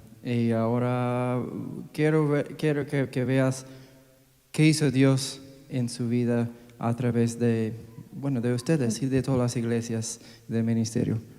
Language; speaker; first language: Spanish; non-native, fluent; English